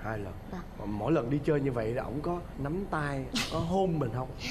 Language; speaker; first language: Vietnamese; native; Vietnamese